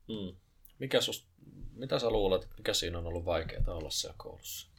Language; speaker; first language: Finnish; native; Finnish